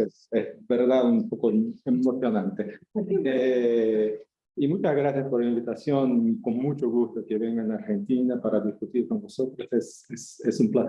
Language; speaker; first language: Spanish; non-native, fluent; Portuguese